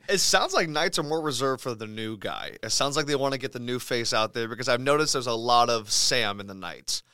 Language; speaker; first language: English; native; English